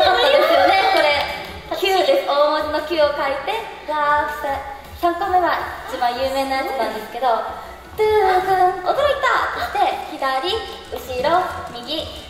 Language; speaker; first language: Japanese; non-native, learner; Korean